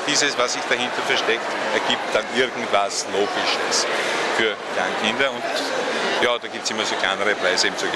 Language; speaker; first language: German; native; German